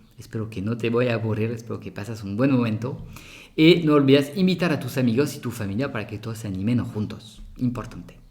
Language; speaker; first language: Spanish; non-native, fluent; French